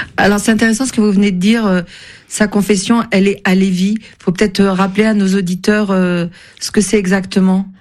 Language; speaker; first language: French; native; French